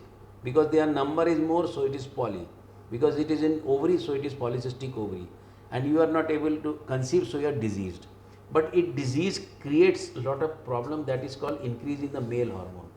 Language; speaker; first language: English; non-native, local second language; Hindi